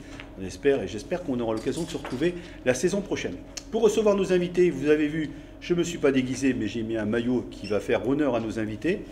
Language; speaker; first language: French; native; French